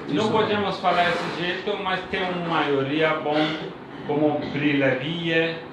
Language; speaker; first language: Portuguese; non-native, learner; Persian